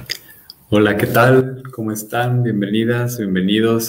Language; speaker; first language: Spanish; native; Spanish